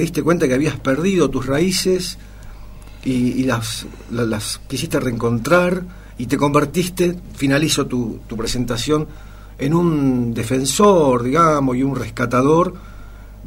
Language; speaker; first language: Spanish; native; Spanish